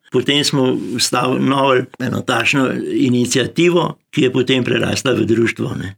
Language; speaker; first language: Slovenian; native; Slovenian